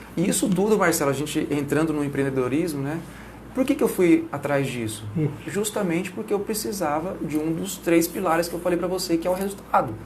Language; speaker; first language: Portuguese; native; Portuguese